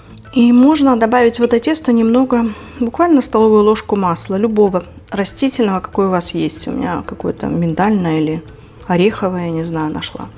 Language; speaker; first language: Russian; native; Russian